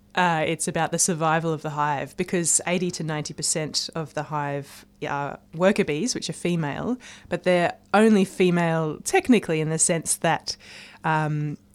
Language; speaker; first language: English; native; English